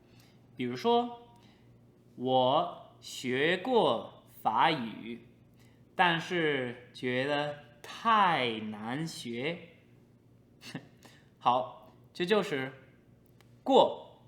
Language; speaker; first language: Chinese; non-native, fluent; English